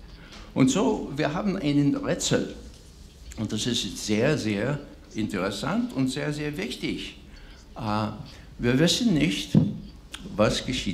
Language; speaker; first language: German; non-native, fluent; English